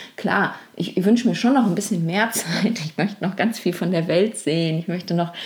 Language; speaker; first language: German; native; German